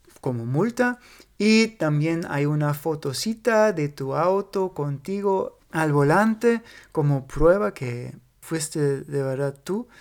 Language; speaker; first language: Spanish; non-native, fluent; German